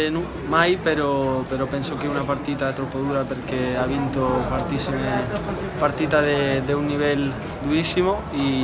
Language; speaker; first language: Italian; non-native, learner; Spanish